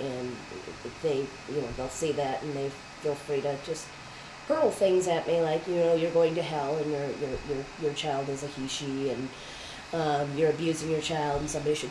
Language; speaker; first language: English; native; English